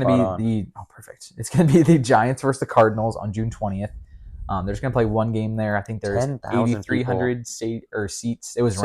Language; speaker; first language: English; native; English